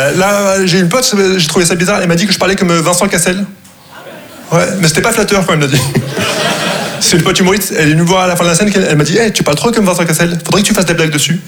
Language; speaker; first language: French; non-native, local second language; Arabic